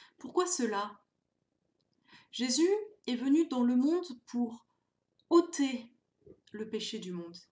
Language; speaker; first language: French; native; French